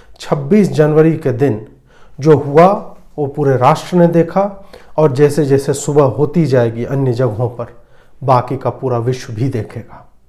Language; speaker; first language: Hindi; native; Hindi